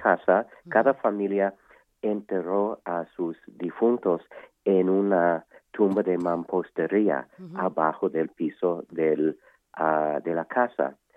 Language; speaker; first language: Spanish; non-native, fluent; English